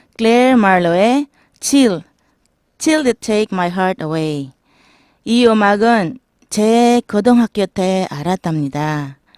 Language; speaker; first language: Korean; non-native, learner; Filipino